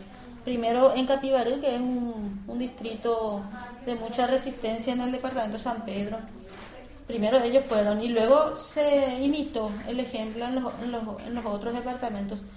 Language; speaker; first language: Spanish; native; Spanish